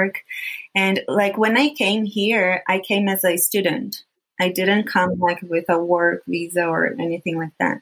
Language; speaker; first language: English; non-native, fluent; Portuguese